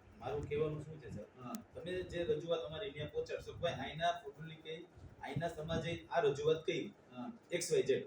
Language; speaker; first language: Gujarati; native; Gujarati